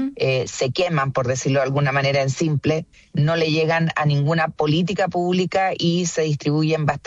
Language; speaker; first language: Spanish; native; Spanish